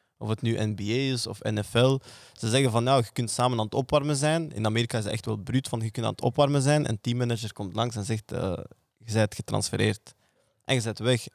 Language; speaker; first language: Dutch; native; Dutch